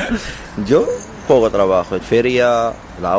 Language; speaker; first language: Spanish; non-native, learner; Arabic